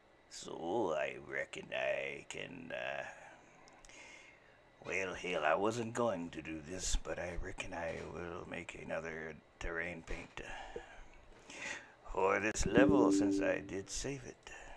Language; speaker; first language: English; native; English